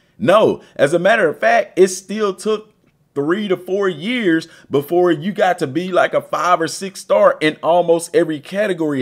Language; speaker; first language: English; native; English